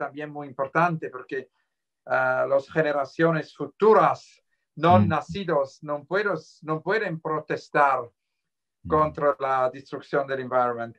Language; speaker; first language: Spanish; non-native, fluent; Swiss German